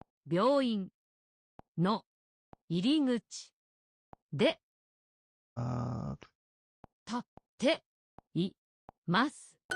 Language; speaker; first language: Japanese; non-native, learner; English